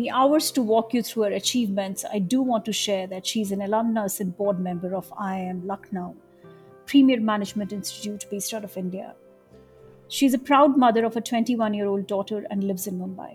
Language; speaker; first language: English; non-native, local second language; Bangla